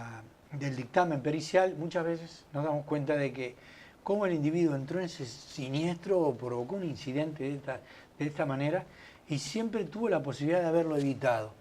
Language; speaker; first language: Spanish; native; Spanish